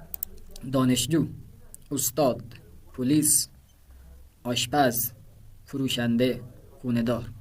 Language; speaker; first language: Persian; non-native, fluent; Urdu